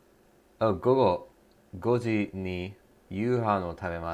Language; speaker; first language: Japanese; non-native, learner; English